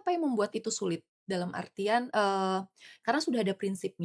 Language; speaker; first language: Indonesian; native; Indonesian